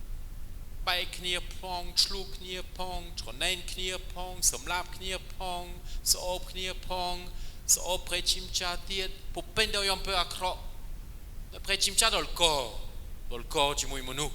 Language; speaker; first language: Khmer; non-native, fluent; French